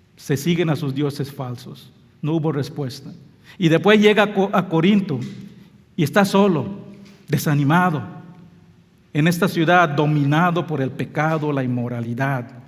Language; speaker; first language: Spanish; non-native, local second language; English